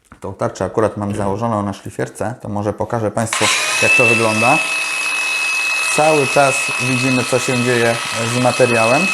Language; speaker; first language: Polish; native; Polish